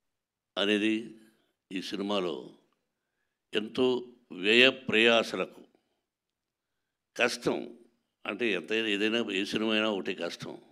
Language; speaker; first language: Telugu; native; Telugu